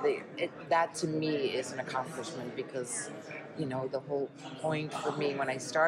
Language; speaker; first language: English; non-native, fluent; Dutch